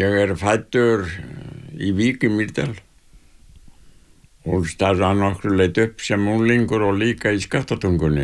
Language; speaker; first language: Icelandic; native; Icelandic